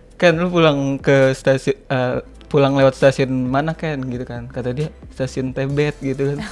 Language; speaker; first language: Indonesian; native; Indonesian